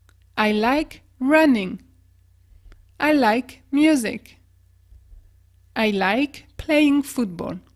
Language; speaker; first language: English; non-native, fluent; French